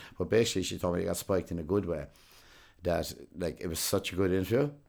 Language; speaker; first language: English; native; English